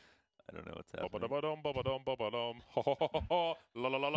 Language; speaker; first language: English; native; English